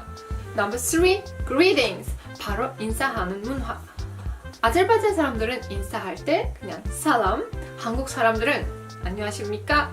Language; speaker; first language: Korean; non-native, fluent; Azerbaijani